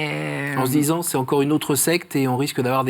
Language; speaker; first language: French; native; French